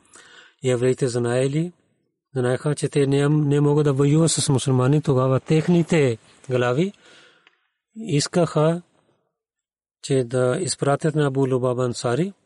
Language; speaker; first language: Bulgarian; non-native, learner; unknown